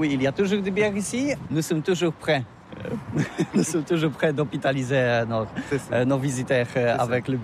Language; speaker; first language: French; non-native, learner; Polish